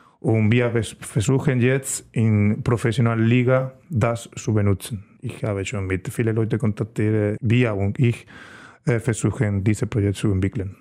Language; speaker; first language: German; non-native, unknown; Spanish